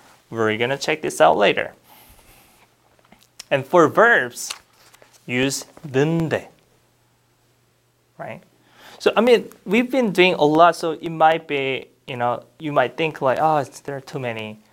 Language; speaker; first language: English; non-native, fluent; Korean